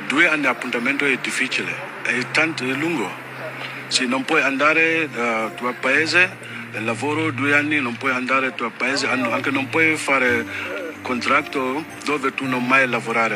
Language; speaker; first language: Italian; non-native, learner; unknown